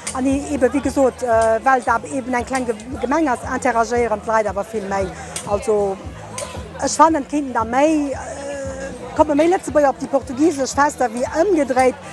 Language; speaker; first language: Luxembourgish; early bilingual, other home language; Portuguese